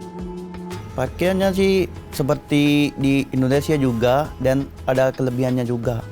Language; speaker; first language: Indonesian; non-native, learner; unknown